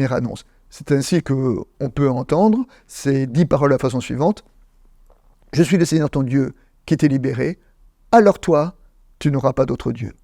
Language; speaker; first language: French; native; French